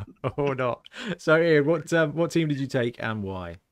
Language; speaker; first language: English; native; English